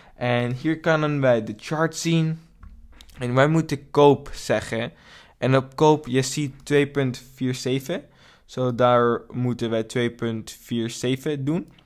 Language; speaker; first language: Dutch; non-native, learner; English